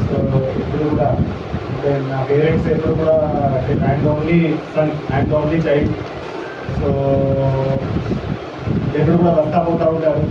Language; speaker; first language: Telugu; native; Telugu